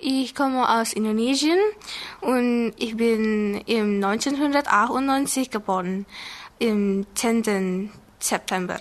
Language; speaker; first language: German; non-native, learner; Indonesian